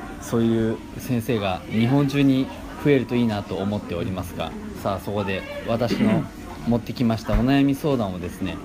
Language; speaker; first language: Japanese; native; Japanese